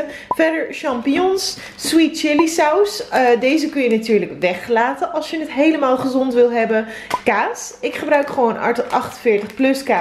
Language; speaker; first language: Dutch; native; Dutch